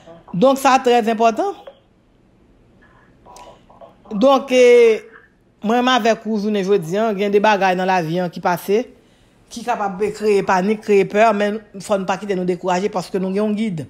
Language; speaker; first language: French; non-native, local second language; Haitian Creole